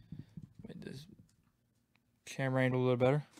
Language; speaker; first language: English; native; English